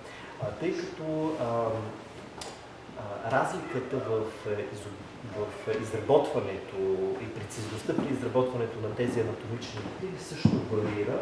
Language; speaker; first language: Bulgarian; native; Bulgarian